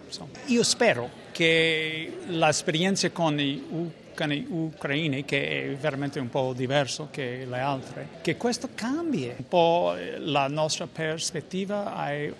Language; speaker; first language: Italian; non-native, fluent; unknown